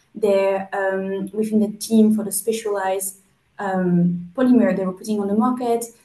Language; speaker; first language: English; non-native, fluent; French